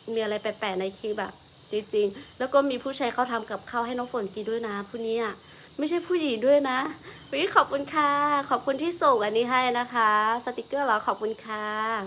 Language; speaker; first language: Thai; non-native, local second language; Lahu